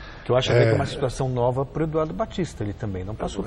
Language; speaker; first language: Portuguese; native; Portuguese